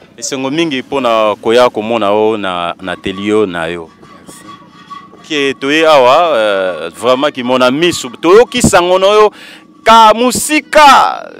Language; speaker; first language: Lingala; native; Lingala